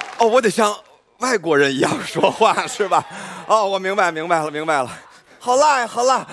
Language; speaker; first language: Chinese; native; Chinese